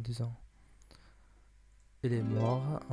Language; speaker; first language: French; non-native, learner; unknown